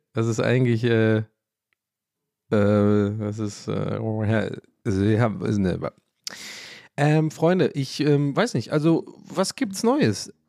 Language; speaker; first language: German; early bilingual, other home language; English